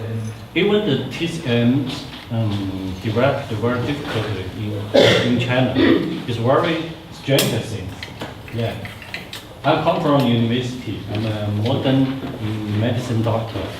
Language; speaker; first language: English; non-native, learner; Chinese